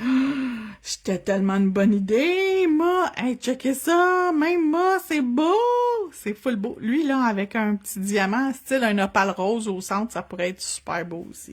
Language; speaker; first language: French; native; French